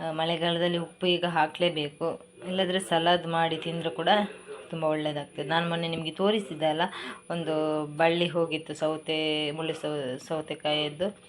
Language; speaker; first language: Kannada; non-native, local second language; Tulu